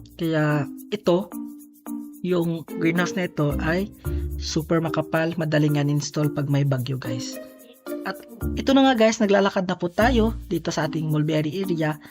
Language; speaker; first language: Filipino; non-native, local second language; Cebuano